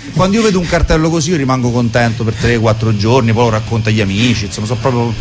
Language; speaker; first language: Italian; native; Italian